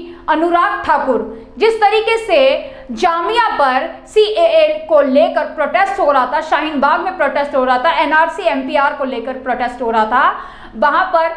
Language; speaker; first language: Hindi; native; Hindi